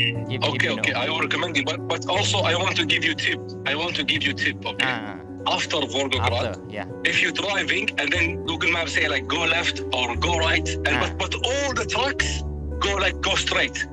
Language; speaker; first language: English; non-native, fluent; Arabic